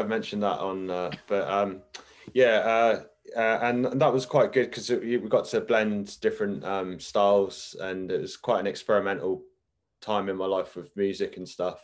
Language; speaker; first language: English; native; English